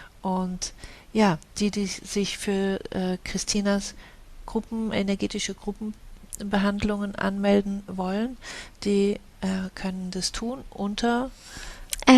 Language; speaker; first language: German; native; German